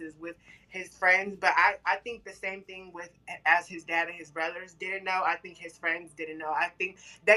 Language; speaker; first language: English; native; English